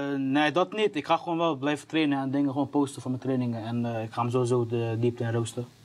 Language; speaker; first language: Dutch; early bilingual, other home language; Turkish